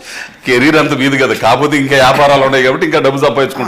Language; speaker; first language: Telugu; native; Telugu